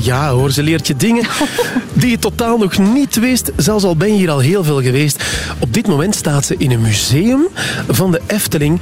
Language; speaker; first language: Dutch; native; Dutch